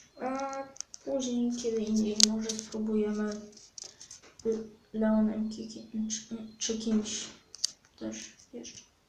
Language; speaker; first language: Polish; native; Polish